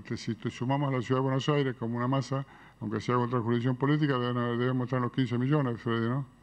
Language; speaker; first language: Spanish; native; Spanish